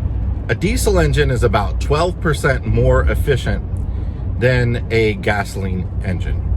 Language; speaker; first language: English; native; English